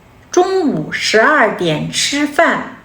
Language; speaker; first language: Chinese; non-native, fluent; Kazakh